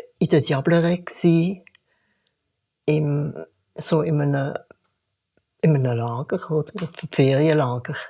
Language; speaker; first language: German; early bilingual, heritage; German